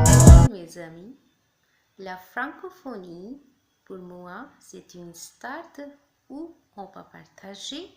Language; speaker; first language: French; non-native, learner; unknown